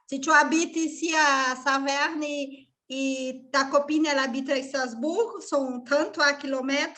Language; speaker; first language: French; non-native, fluent; Portuguese